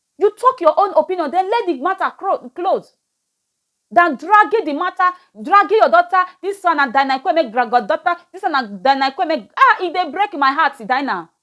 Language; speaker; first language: Nigerian Pidgin; native; Nigerian Pidgin